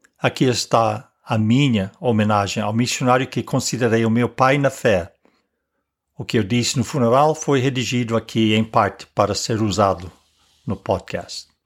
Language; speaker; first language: Portuguese; non-native, fluent; English